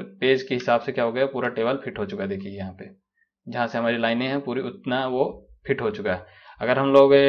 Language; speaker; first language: Hindi; native; Hindi